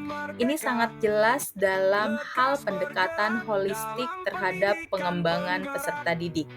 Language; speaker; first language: Indonesian; native; Indonesian